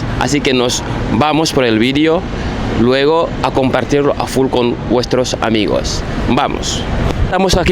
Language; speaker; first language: Spanish; non-native, fluent; Fula